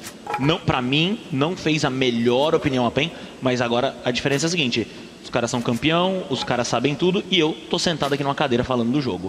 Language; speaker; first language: Portuguese; native; Portuguese